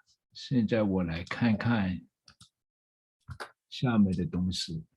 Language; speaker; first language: Chinese; non-native, fluent; English